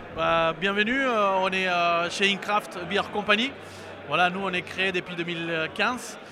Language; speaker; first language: French; non-native, fluent; Spanish